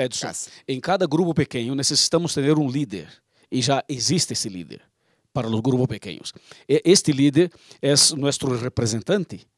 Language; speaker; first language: Portuguese; non-native, learner; Spanish